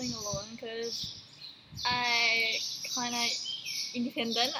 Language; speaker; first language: English; non-native, learner; Thai